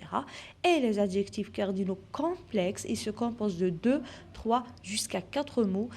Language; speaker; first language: French; non-native, local second language; Arabic